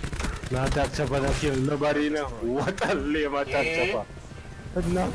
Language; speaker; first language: English; non-native, local second language; Jamaican Creole English